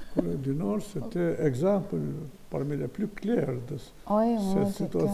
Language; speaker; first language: French; non-native, fluent; Albanian